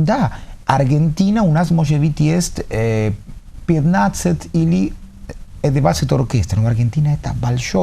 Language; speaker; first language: Russian; non-native, learner; Spanish